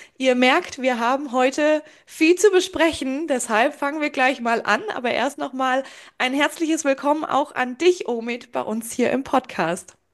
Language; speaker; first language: German; native; German